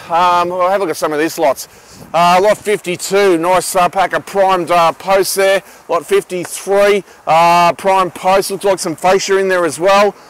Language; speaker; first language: English; native; English